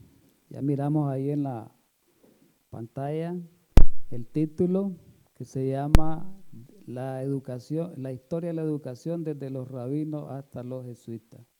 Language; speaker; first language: Spanish; native; Spanish